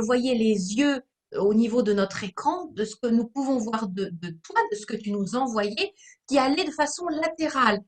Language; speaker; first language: French; native; French